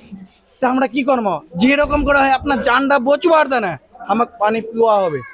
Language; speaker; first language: Bangla; non-native, local second language; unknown